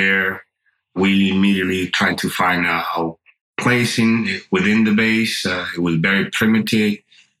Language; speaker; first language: English; non-native, fluent; Spanish